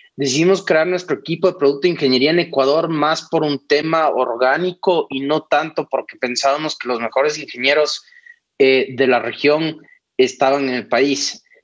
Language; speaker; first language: Spanish; native; Spanish